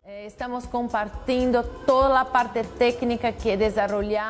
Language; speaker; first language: Spanish; non-native, fluent; Portuguese